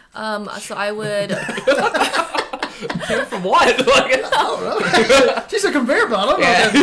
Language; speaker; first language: English; early bilingual, other home language; Japanese